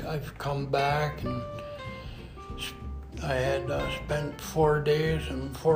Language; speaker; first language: English; native; English